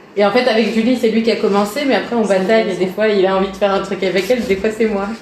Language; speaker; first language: French; early bilingual, other home language; Hungarian